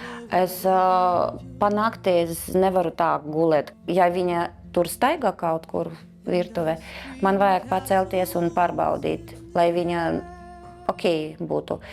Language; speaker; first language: Latvian; non-native, local second language; Russian